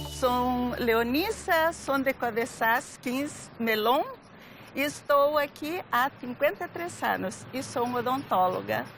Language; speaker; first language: Portuguese; early bilingual, other home language; Galician